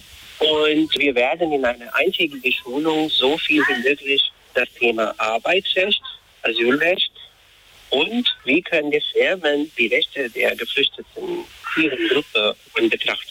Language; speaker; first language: German; non-native, fluent; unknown